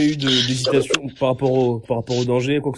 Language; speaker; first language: French; native; French